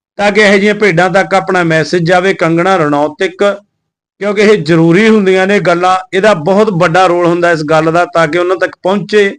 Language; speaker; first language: Punjabi; native; Punjabi